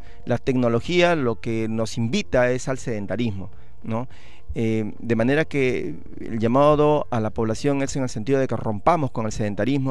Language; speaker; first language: Spanish; native; Spanish